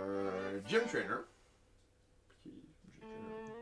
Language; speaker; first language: French; native; French